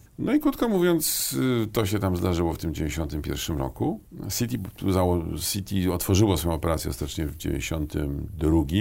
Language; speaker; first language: Polish; native; Polish